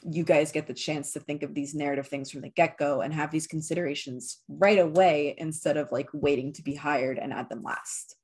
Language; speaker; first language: English; native; English